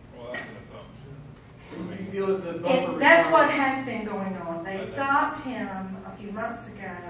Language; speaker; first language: English; native; English